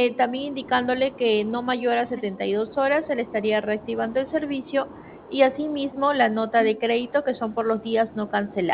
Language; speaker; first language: Spanish; native; Spanish